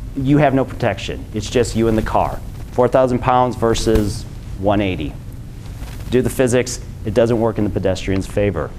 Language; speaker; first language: English; native; English